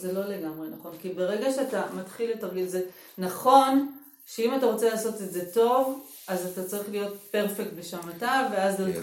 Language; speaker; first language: Hebrew; native; Hebrew